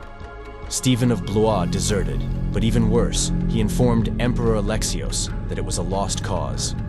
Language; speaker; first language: English; native; English